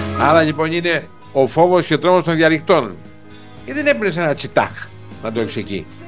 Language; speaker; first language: Greek; native; Greek